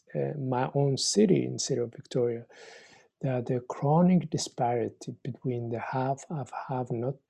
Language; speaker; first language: English; non-native, fluent; Somali